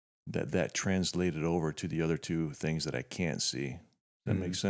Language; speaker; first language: English; native; English